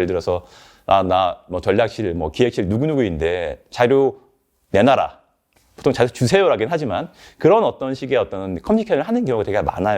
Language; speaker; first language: Korean; native; Korean